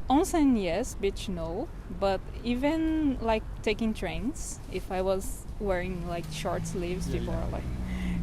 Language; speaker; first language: English; non-native, fluent; Portuguese